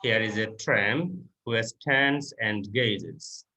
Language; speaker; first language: English; non-native, local second language; Bangla